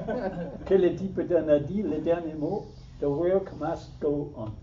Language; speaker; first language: French; non-native, fluent; German